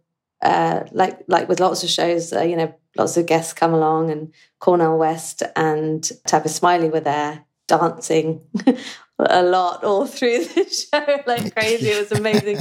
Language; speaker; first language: English; native; English